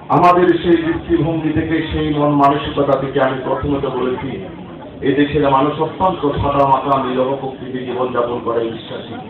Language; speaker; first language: Bangla; native; Bangla